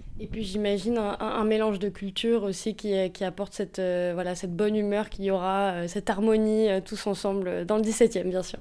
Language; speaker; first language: French; native; French